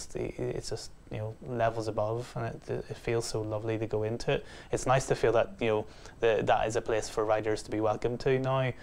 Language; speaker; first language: English; native; English